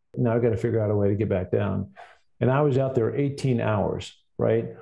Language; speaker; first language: English; native; English